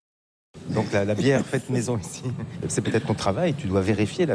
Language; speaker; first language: French; native; French